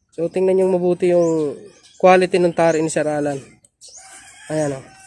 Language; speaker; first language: Filipino; native; Filipino